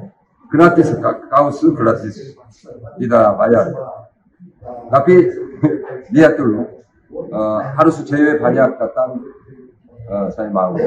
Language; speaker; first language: Indonesian; non-native, learner; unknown